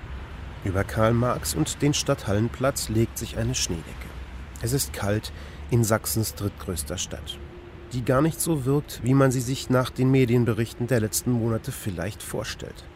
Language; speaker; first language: German; native; German